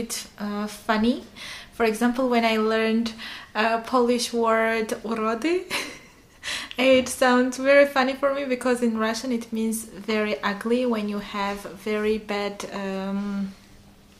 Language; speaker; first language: English; non-native, fluent; Armenian